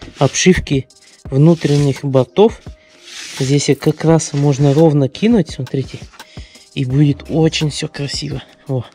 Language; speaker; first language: Russian; early bilingual, heritage; Russian